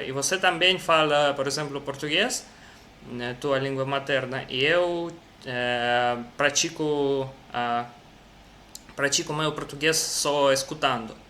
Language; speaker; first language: Portuguese; non-native, learner; Russian